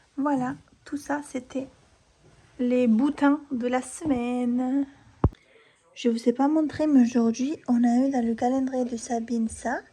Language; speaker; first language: French; non-native, fluent; Spanish